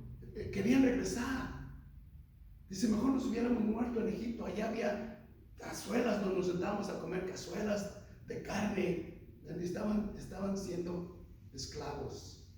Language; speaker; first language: Spanish; native; Spanish